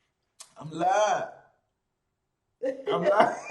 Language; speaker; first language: English; native; English